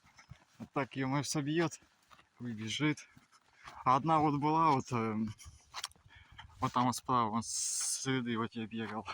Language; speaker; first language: Russian; native; Russian